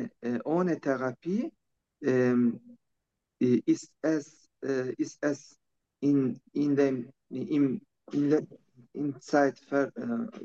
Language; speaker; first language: German; non-native, learner; Turkish